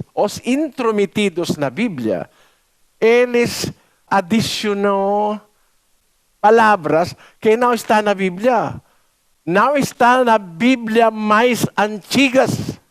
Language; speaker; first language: Portuguese; non-native, learner; Filipino